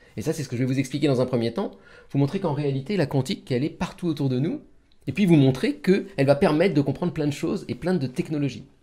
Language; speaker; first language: French; native; French